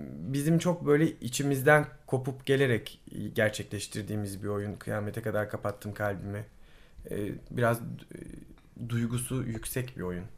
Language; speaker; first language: Turkish; native; Turkish